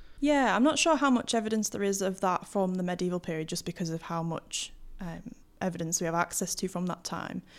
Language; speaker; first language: English; native; English